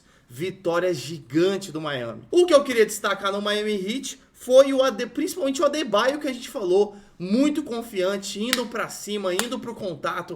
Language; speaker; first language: Portuguese; native; Portuguese